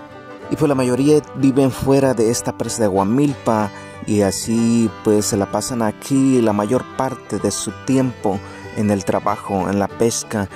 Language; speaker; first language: Spanish; native; Spanish